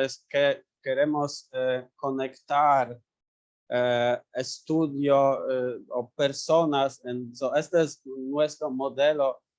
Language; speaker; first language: Spanish; non-native, learner; Polish